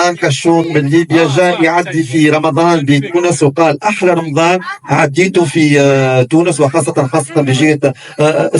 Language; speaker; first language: Arabic; native; Arabic